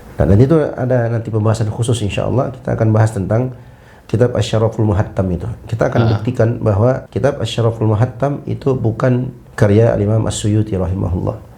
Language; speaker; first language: Indonesian; native; Indonesian